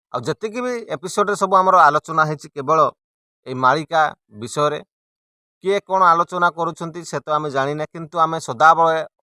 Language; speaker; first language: Odia; native; Odia